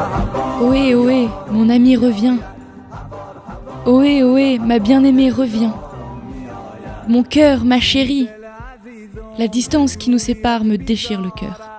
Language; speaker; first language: French; native; French